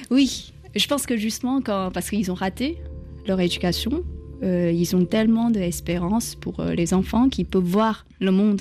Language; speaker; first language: French; non-native, fluent; Chinese